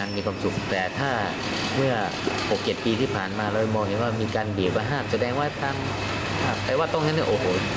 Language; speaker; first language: Thai; native; Thai